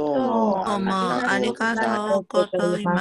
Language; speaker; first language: Japanese; non-native, learner; Chinese